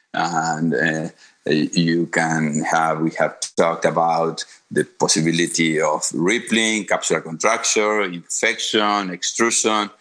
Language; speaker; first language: English; non-native, fluent; Spanish